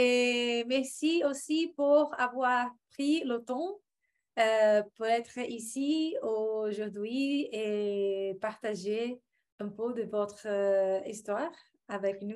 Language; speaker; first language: French; non-native, fluent; Portuguese